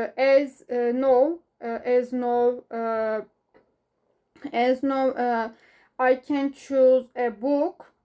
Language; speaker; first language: English; non-native, learner; Turkish